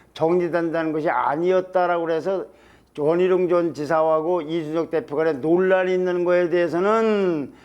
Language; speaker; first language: Korean; native; Korean